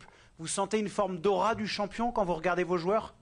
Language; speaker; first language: French; native; French